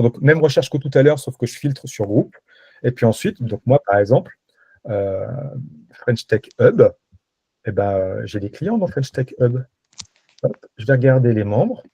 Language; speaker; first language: French; native; French